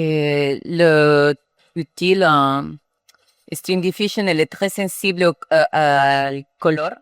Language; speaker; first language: French; non-native, learner; Spanish